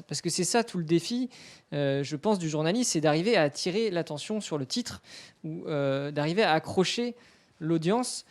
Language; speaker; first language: French; native; French